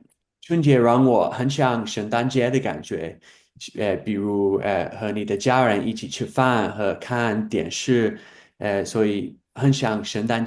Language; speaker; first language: Chinese; non-native, fluent; English